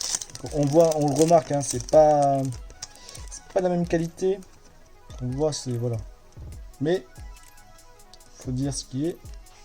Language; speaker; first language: French; native; French